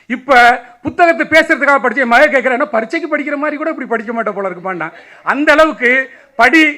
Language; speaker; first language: Tamil; native; Tamil